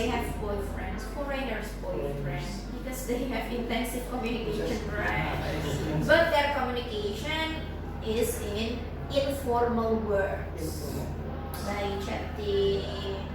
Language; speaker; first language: English; non-native, fluent; Indonesian